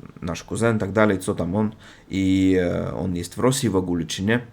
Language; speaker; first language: Polish; non-native, learner; Russian